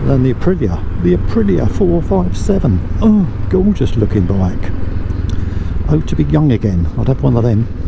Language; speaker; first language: English; native; English